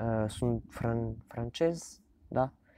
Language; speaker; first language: Romanian; non-native, learner; French